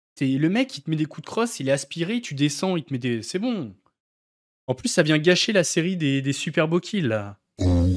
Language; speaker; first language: French; native; French